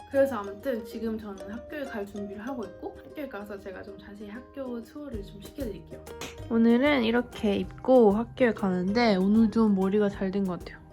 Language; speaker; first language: Korean; native; Korean